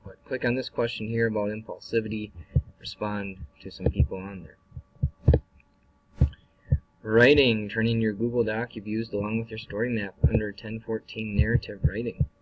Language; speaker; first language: English; native; English